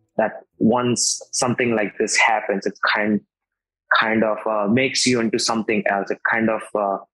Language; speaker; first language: English; non-native, local second language; Hindi